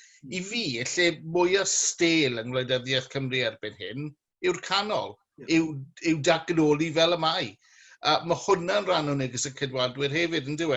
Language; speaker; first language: Welsh; native; Welsh